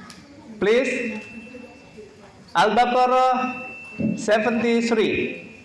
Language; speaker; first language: English; non-native, learner; Indonesian